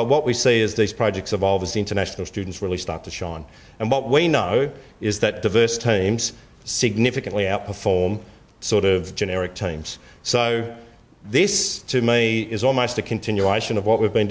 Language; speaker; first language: English; native; English